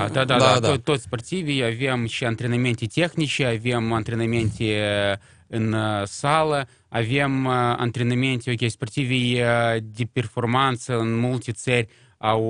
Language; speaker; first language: Romanian; non-native, local second language; Russian